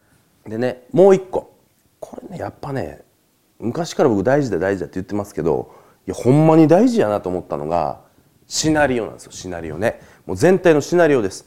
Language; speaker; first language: Japanese; native; Japanese